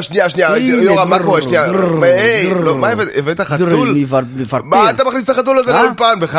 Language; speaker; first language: Hebrew; native; Hebrew